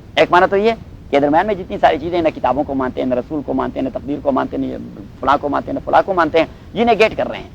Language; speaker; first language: Urdu; non-native, local second language; Pashto